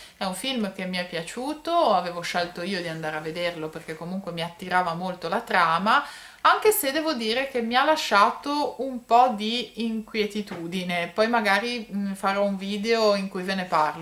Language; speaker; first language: Italian; native; Italian